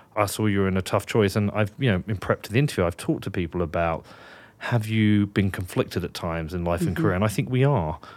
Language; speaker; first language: English; native; English